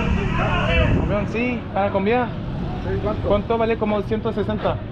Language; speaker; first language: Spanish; non-native, learner; French